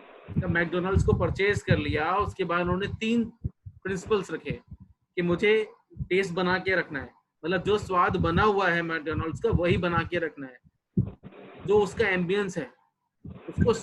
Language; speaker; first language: Hindi; native; Hindi